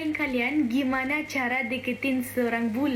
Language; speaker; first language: Indonesian; non-native, fluent; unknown